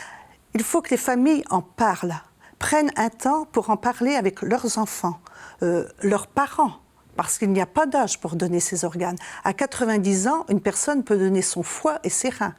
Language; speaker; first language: French; native; French